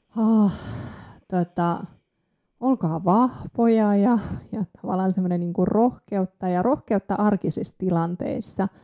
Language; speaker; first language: Finnish; early bilingual, other home language; Persian